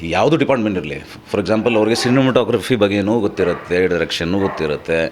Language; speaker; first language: Kannada; non-native, fluent; Hindi